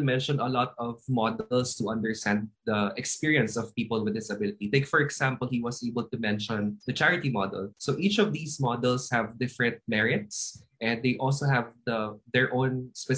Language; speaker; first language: English; non-native, local second language; Hiligaynon